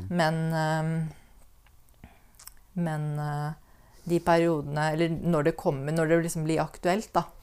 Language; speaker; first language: Norwegian; native; Norwegian